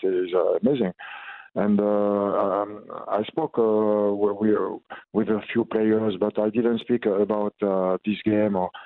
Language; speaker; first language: English; non-native, learner; French